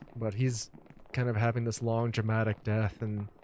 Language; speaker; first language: English; native; English